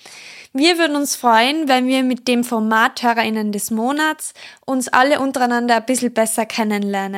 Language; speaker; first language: German; native; German